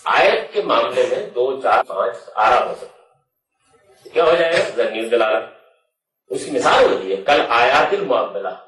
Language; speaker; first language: Urdu; non-native, local second language; Punjabi